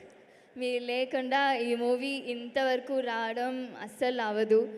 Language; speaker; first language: Telugu; non-native, local second language; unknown